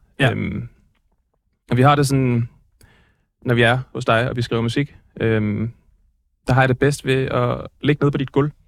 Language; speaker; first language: Danish; native; Danish